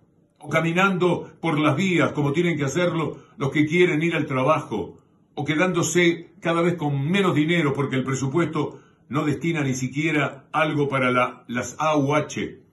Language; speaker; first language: Spanish; native; Spanish